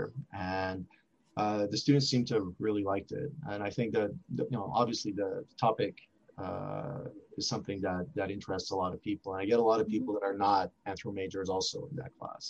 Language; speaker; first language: English; non-native, fluent; French